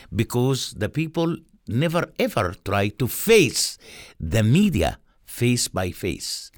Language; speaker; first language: English; non-native, fluent; Arabic